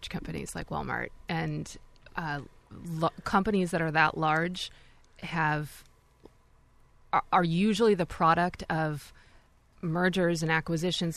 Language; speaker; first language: English; native; English